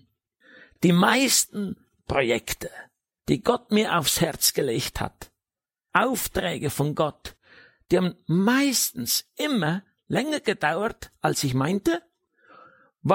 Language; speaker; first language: German; native; German